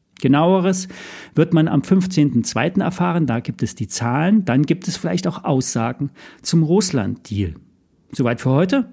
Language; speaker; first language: German; native; German